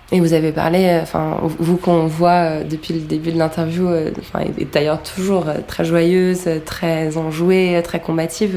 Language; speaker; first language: French; native; French